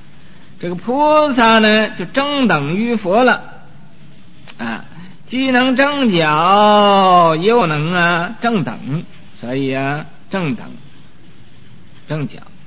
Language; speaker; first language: Chinese; native; Chinese